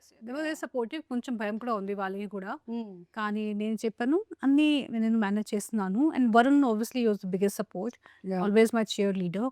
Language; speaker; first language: Telugu; non-native, local second language; Hindi